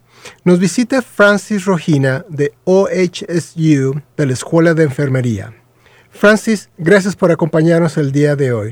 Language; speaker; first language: Spanish; native; Spanish